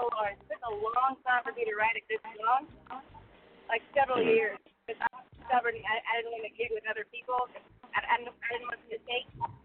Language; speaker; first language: English; native; English